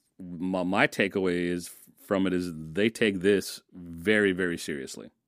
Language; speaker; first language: English; early bilingual, other home language; Russian